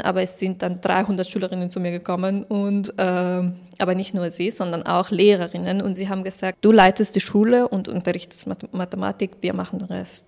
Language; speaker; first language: German; non-native, fluent; Persian